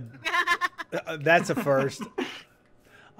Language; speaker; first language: English; native; English